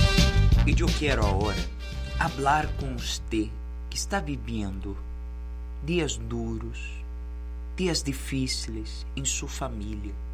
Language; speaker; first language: Portuguese; non-native, learner; Spanish